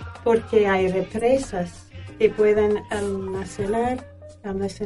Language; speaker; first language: Spanish; non-native, fluent; English